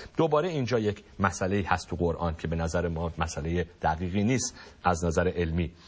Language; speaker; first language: Persian; native; Persian